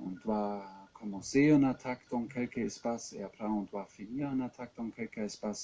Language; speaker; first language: French; non-native, fluent; German